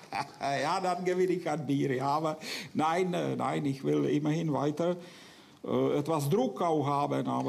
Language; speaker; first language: German; non-native, fluent; Czech